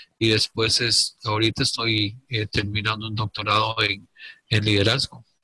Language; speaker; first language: Spanish; native; Spanish